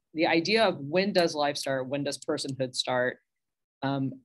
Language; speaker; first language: English; native; English